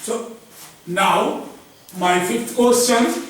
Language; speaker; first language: English; non-native, local second language; Hindi